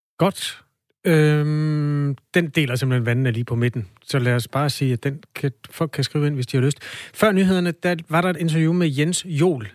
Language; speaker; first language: Danish; native; Danish